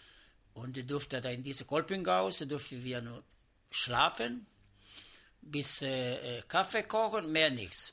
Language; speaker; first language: German; non-native, learner; Italian